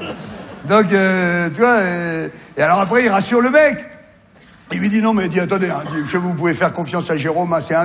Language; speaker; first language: French; native; French